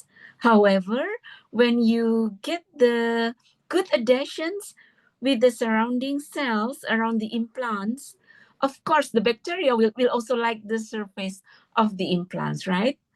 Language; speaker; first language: English; non-native, fluent; Indonesian